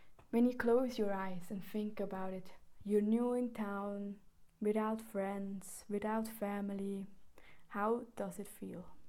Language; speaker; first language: English; non-native, fluent; German